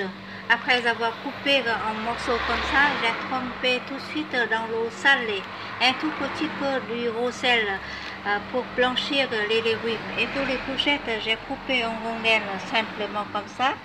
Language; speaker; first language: French; non-native, fluent; Vietnamese